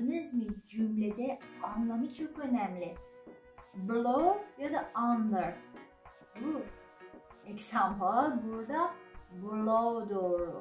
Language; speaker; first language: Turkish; non-native, learner; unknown